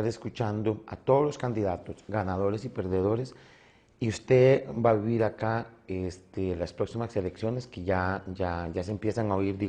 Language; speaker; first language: Spanish; native; Spanish